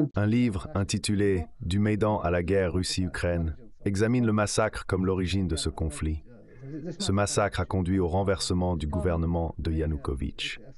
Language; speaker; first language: French; non-native, fluent; Ukrainian